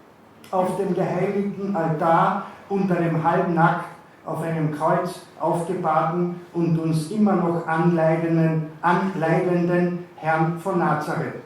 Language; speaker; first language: German; native; German